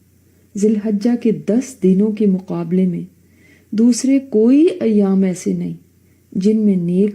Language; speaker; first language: Urdu; native; Urdu